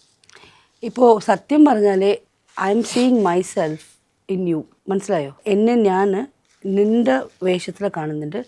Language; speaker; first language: Malayalam; non-native, local second language; Tamil